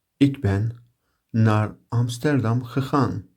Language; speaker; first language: Dutch; non-native, learner; Turkish